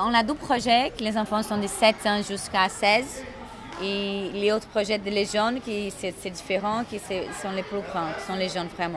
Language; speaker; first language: French; non-native, fluent; Portuguese